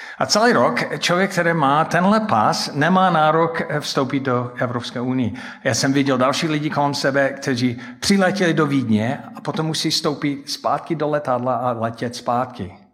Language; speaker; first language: Czech; non-native, fluent; English